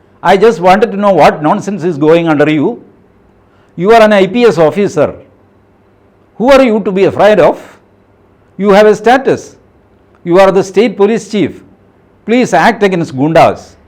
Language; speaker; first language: English; non-native, local second language; Malayalam